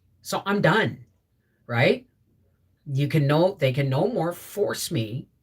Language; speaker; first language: English; native; English